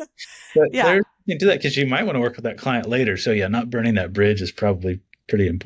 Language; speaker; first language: English; native; English